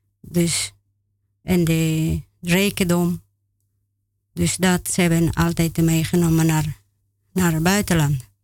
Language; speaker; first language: Dutch; non-native, learner; Spanish